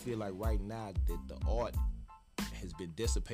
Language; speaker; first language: English; native; English